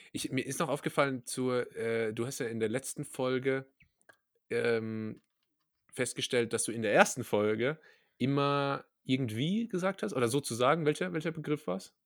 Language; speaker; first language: German; native; German